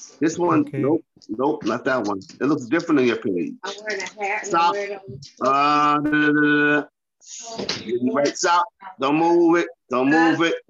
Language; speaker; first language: English; native; English